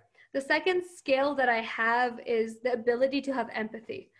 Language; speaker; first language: English; early bilingual, other home language; Persian